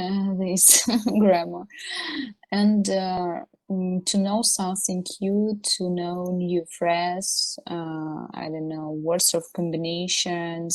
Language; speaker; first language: English; non-native, learner; Russian